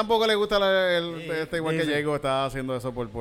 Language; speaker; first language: Spanish; native; Spanish